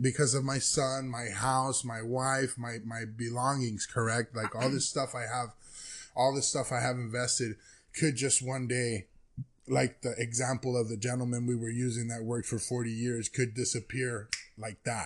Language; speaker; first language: English; early bilingual, other home language; Spanish